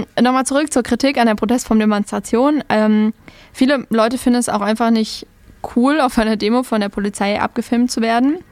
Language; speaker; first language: German; native; German